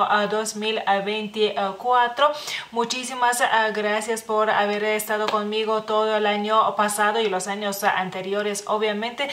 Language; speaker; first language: Spanish; non-native, fluent; Lithuanian